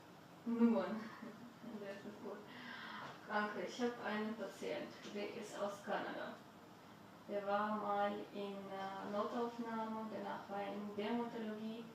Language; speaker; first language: German; non-native, learner; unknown